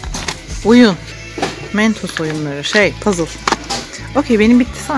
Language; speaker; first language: Turkish; native; Turkish